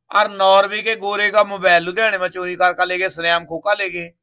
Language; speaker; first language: Hindi; non-native, local second language; Punjabi